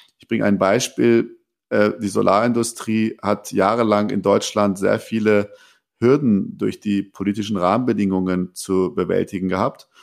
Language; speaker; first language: German; early bilingual, other home language; Persian